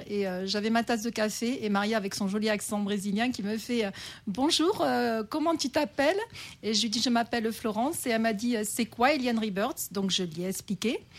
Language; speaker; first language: French; native; French